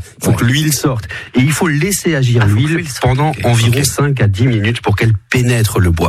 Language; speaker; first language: French; native; French